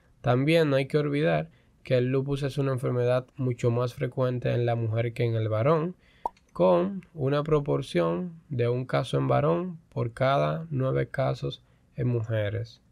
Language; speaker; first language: Spanish; native; Spanish